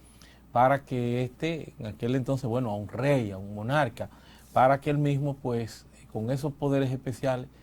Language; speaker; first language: Spanish; native; Spanish